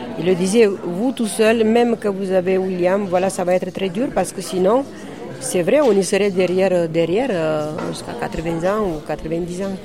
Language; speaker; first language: French; non-native, fluent; Romanian